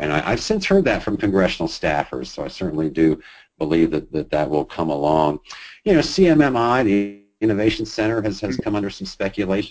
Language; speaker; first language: English; native; English